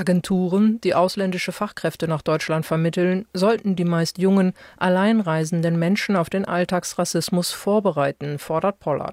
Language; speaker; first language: German; native; German